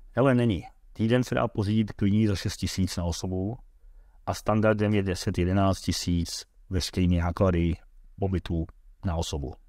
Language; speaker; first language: Czech; early bilingual, heritage; Dutch